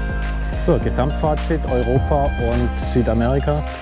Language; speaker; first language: German; native; German